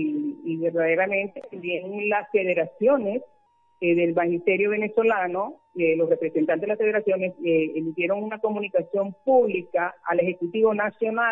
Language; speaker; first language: Spanish; native; Spanish